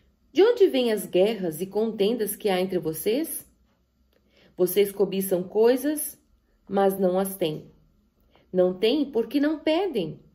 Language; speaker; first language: Portuguese; native; Portuguese